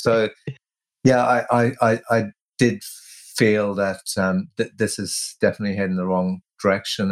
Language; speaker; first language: English; non-native, local second language; Tamil